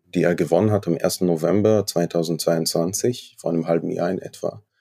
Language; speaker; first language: German; non-native, fluent; Hebrew